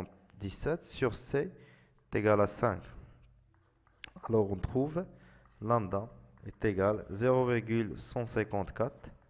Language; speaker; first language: French; non-native, local second language; Arabic